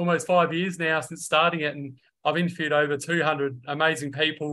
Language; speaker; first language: English; native; English